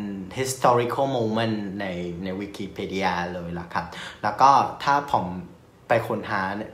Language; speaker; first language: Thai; non-native, fluent; Vietnamese